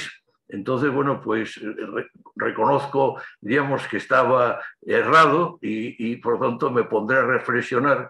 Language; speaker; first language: Spanish; native; Spanish